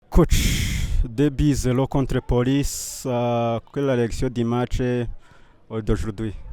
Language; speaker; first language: French; non-native, local second language; Kinyarwanda